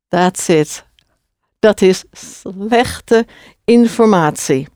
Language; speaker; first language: Dutch; non-native, fluent; English